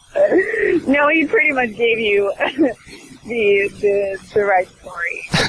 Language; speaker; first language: English; early bilingual, other home language; Swedish